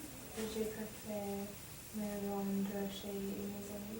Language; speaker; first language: French; non-native, learner; English